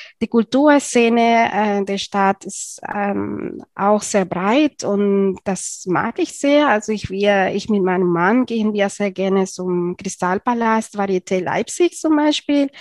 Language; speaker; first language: German; non-native, fluent; Spanish